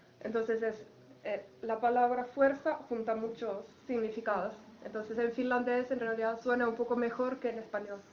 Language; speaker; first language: Spanish; non-native, fluent; Finnish